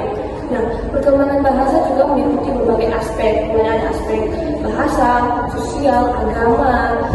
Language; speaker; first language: Indonesian; native; Indonesian